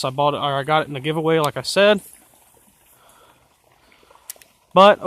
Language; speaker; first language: English; native; English